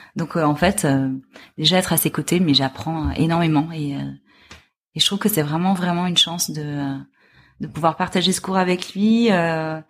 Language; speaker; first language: French; native; French